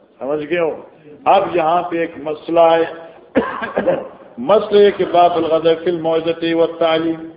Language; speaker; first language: Urdu; non-native, local second language; Northern Hindko